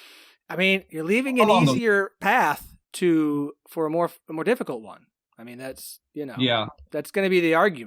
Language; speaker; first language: English; native; English